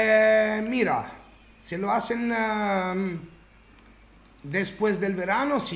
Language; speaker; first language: Spanish; non-native, learner; Italian